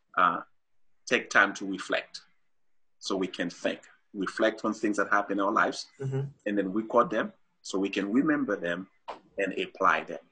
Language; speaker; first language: English; non-native, fluent; Haitian Creole